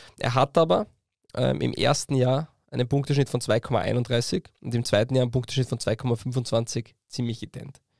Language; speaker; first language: German; native; German